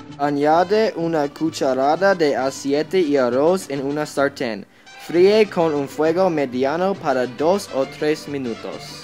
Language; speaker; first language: Spanish; non-native, learner; English